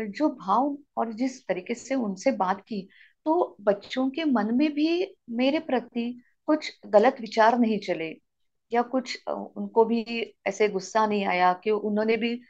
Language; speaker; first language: Hindi; non-native, local second language; Marathi